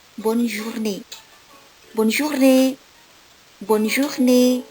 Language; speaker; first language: French; non-native, fluent; Indonesian